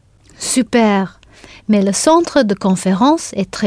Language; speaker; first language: French; non-native, fluent; English